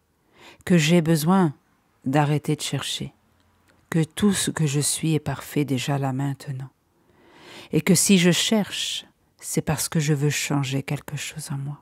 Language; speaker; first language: French; native; French